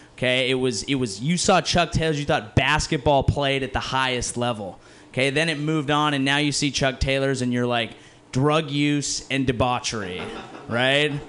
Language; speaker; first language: English; native; English